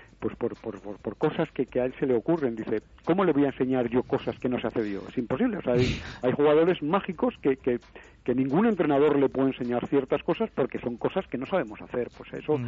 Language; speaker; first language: Spanish; native; Spanish